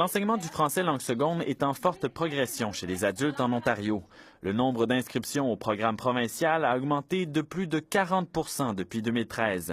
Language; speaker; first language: French; native; French